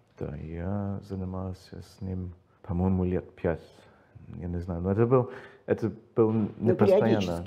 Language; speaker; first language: Russian; non-native, learner; English